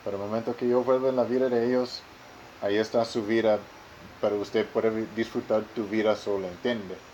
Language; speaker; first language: Spanish; non-native, learner; English